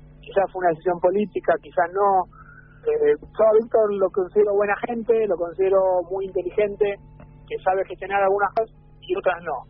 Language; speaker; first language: Spanish; native; Spanish